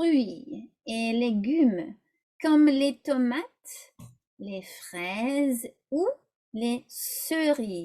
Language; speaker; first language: French; non-native, fluent; English